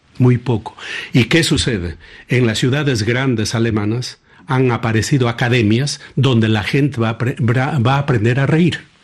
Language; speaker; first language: Spanish; native; Spanish